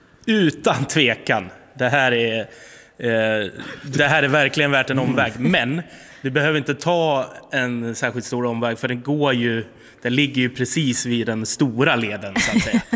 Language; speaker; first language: Swedish; native; Swedish